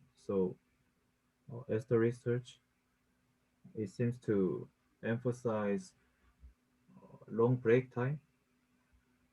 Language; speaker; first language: English; non-native, learner; Korean